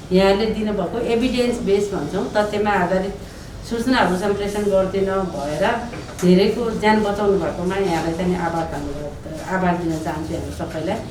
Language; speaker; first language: Nepali; native; Nepali